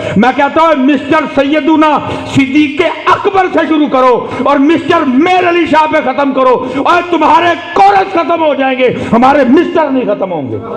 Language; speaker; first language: Urdu; non-native, local second language; Northern Hindko